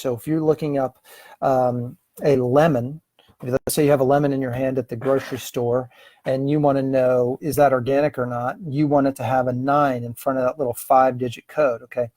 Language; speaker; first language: English; native; English